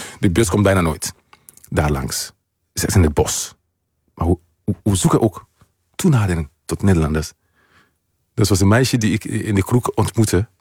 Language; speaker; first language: Dutch; non-native, fluent; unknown